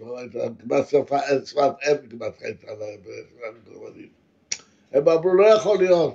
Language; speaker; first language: Hebrew; non-native, fluent; Polish